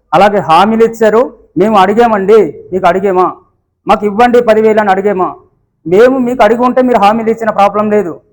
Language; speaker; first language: Telugu; native; Telugu